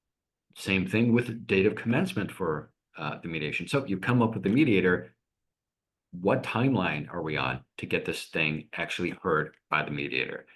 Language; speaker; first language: English; native; English